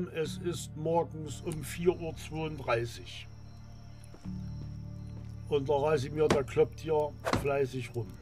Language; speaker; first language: German; native; German